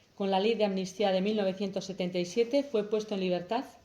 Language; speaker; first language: Spanish; native; Spanish